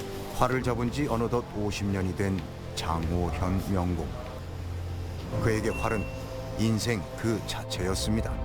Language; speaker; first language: Korean; native; Korean